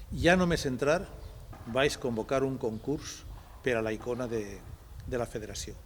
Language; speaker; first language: Catalan; non-native, local second language; Spanish